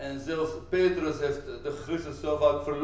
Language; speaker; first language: Dutch; non-native, fluent; Arabic